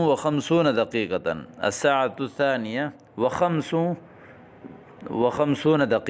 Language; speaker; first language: Arabic; non-native, fluent; Urdu